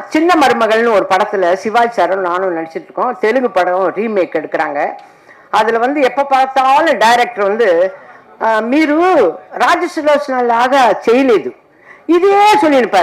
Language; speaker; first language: Tamil; native; Tamil